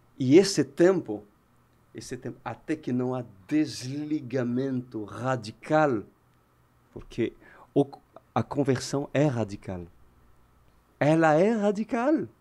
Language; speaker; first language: Portuguese; non-native, fluent; French